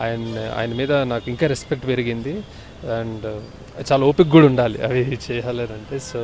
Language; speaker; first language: Telugu; native; Telugu